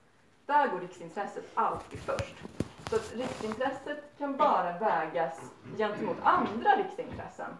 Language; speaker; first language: Swedish; native; Swedish